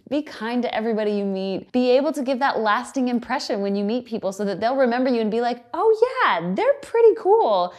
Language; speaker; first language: English; native; English